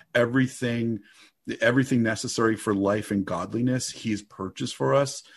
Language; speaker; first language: English; native; English